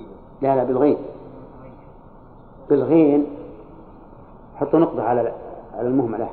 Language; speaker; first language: Arabic; native; Arabic